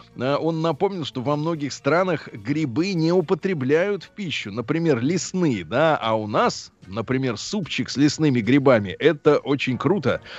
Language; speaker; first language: Russian; native; Russian